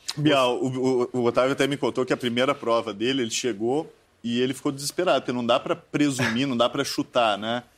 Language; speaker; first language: Portuguese; native; Portuguese